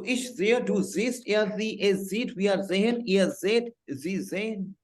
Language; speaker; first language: German; non-native, fluent; Hindi